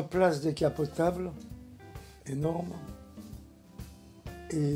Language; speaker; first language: French; native; French